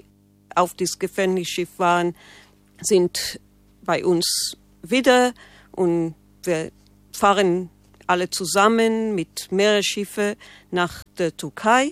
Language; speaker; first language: German; non-native, fluent; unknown